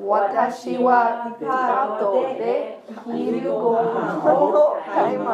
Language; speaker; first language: Japanese; non-native, learner; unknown